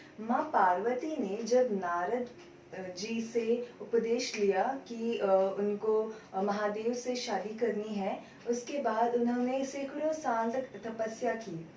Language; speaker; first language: Hindi; non-native, local second language; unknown